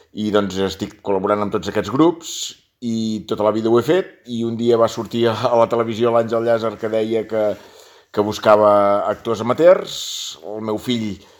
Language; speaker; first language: Catalan; native; Catalan